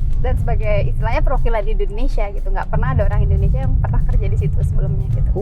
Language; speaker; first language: Indonesian; native; Indonesian